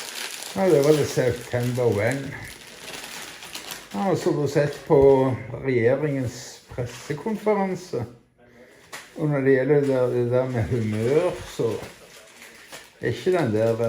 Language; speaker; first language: Norwegian; native; Norwegian